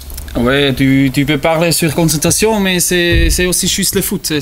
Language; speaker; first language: French; non-native, learner; German